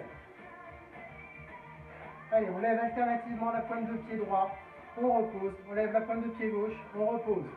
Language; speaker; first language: French; native; French